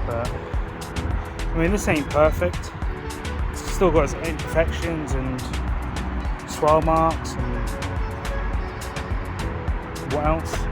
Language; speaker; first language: English; native; English